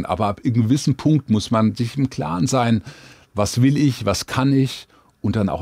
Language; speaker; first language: German; native; German